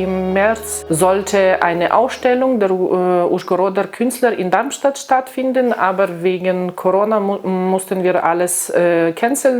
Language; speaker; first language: German; non-native, fluent; Ukrainian